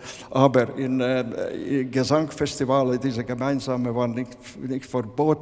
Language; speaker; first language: German; non-native, learner; Latvian